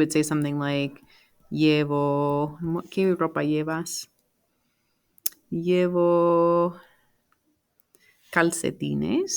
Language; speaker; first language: Spanish; non-native, fluent; English